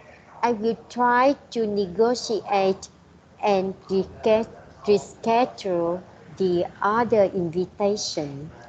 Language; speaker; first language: English; non-native, learner; Vietnamese